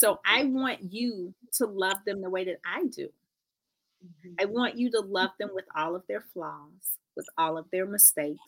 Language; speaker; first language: English; native; English